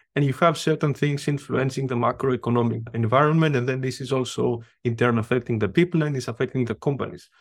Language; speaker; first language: English; non-native, fluent; Greek